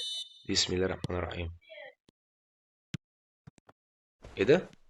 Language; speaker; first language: Arabic; native; Arabic